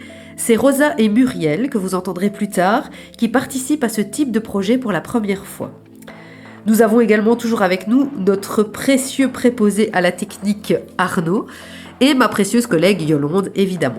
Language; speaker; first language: French; native; French